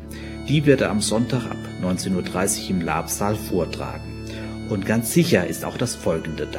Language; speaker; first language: German; native; German